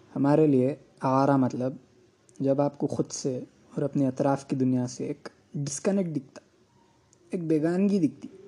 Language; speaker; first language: Urdu; native; Urdu